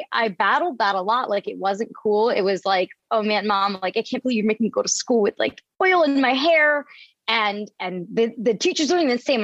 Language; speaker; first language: English; native; English